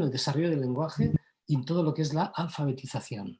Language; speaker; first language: Spanish; non-native, local second language; Catalan